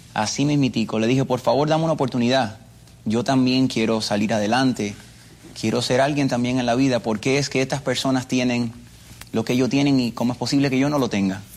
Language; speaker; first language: Spanish; early bilingual, other home language; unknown